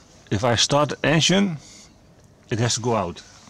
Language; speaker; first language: English; non-native, learner; Dutch